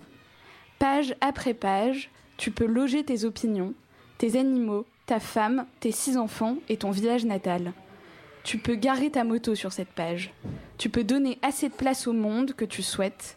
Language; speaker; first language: French; native; French